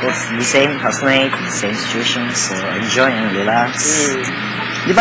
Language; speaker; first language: English; non-native, learner; Cebuano